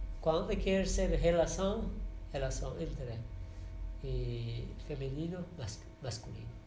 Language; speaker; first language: Portuguese; non-native, learner; Persian